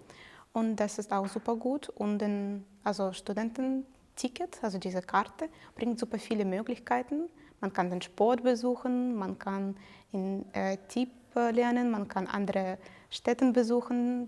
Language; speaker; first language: German; non-native, fluent; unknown